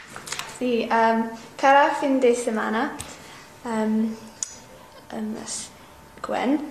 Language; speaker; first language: Spanish; non-native, learner; English